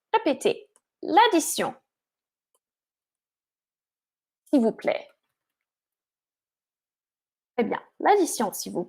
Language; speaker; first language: French; non-native, fluent; English